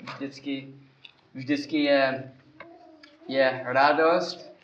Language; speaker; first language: Czech; non-native, learner; English